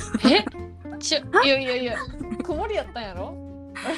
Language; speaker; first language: Japanese; early bilingual, heritage; Japanese